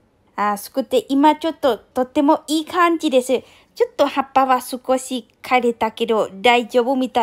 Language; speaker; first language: Japanese; non-native, learner; Lao